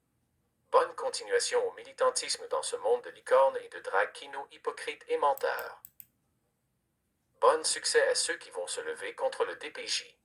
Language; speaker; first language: French; native; French